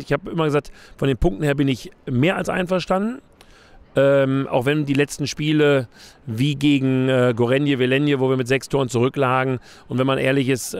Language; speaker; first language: German; native; German